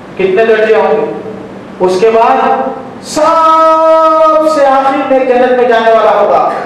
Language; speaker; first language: Urdu; native; Urdu